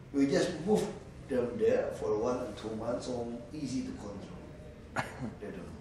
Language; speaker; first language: English; non-native, learner; Indonesian